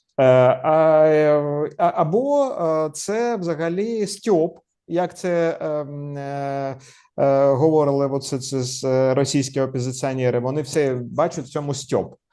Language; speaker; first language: Ukrainian; non-native, local second language; Russian